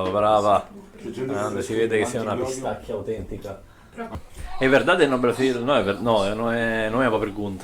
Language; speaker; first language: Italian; native; Italian